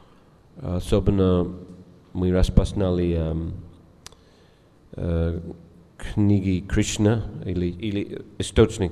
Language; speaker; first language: Russian; non-native, fluent; English